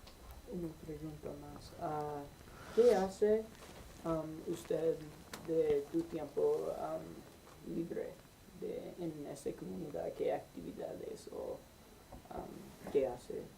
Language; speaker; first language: Spanish; non-native, learner; English